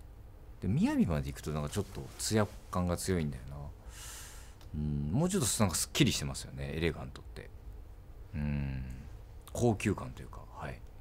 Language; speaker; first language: Japanese; native; Japanese